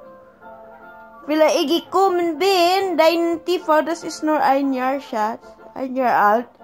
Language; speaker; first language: German; non-native, learner; Filipino